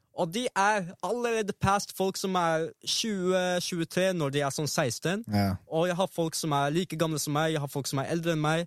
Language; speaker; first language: Norwegian; early bilingual, other home language; Arabic